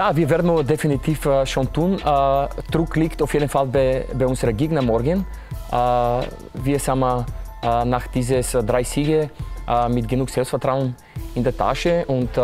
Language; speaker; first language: German; non-native, fluent; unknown